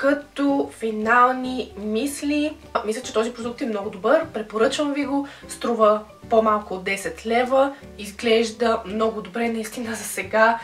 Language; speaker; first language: Bulgarian; native; Bulgarian